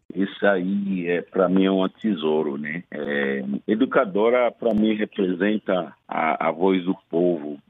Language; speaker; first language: Portuguese; non-native, fluent; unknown